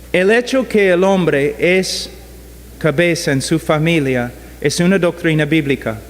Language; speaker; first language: Spanish; non-native, fluent; English